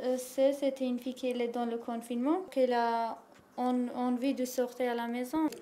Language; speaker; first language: French; non-native, learner; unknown